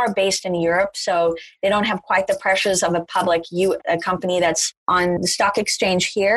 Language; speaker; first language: English; native; English